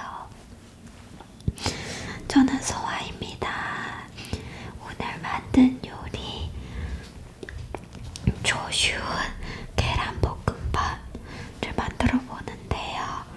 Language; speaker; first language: Korean; non-native, fluent; Chinese